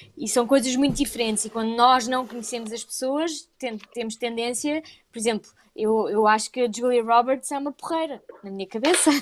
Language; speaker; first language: Portuguese; native; Portuguese